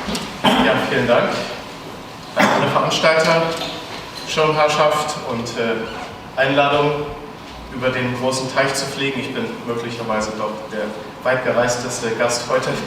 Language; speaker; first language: German; native; German